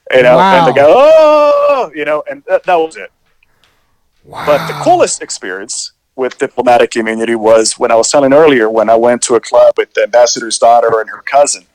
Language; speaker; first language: English; early bilingual, other home language; Spanish